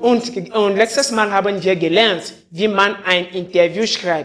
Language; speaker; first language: German; non-native, fluent; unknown